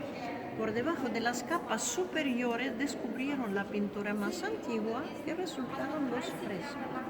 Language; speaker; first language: Spanish; non-native, fluent; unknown